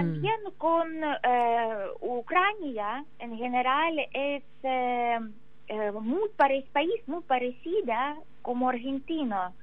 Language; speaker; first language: Spanish; non-native, learner; Ukrainian